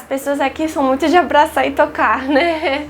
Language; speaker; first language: Portuguese; non-native, fluent; French